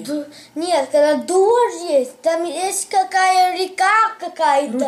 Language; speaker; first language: Russian; early bilingual, heritage; English